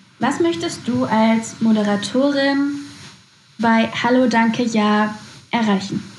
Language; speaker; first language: German; native; German